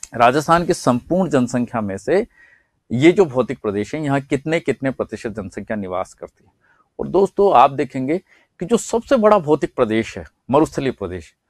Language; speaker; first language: Hindi; native; Hindi